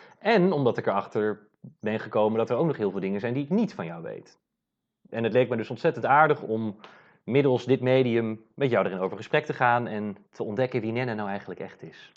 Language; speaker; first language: Dutch; native; Dutch